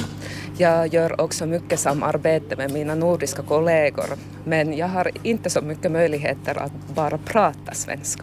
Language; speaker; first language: Swedish; non-native, local second language; Finnish